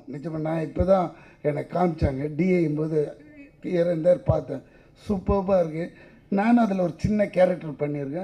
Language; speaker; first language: Tamil; native; Tamil